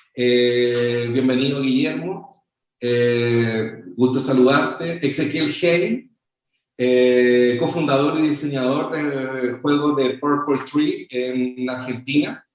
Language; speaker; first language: Spanish; native; Spanish